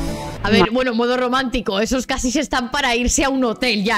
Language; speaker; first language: Spanish; native; Spanish